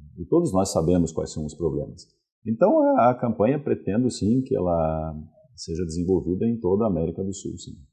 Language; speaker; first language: Portuguese; non-native, local second language; Venetian